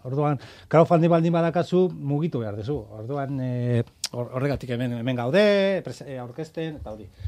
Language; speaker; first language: Basque; non-native, local second language; Spanish